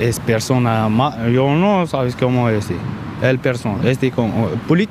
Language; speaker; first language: Spanish; non-native, learner; Arabic